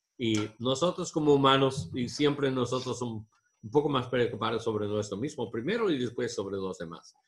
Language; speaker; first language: Spanish; non-native, learner; English